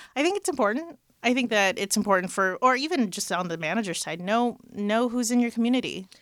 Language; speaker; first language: English; native; English